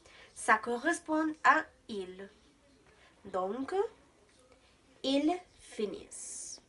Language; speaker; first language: French; non-native, learner; Spanish